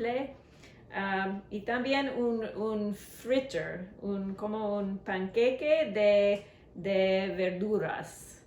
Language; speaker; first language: Spanish; non-native, learner; English